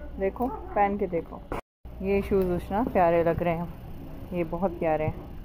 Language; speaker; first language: Urdu; native; Urdu